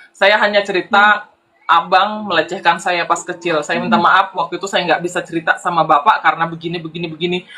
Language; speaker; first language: Indonesian; native; Indonesian